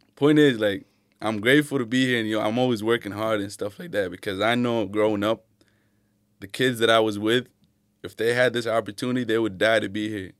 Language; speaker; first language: English; early bilingual, other home language; Arabic